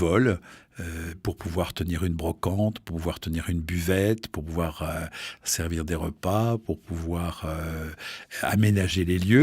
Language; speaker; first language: French; native; French